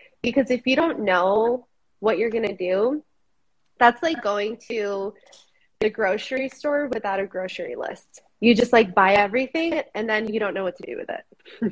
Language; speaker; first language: English; early bilingual, other home language; Spanish